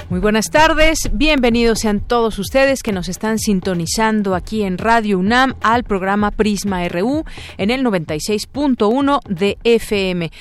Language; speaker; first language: Spanish; native; Spanish